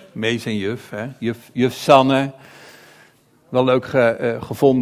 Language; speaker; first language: Dutch; native; Dutch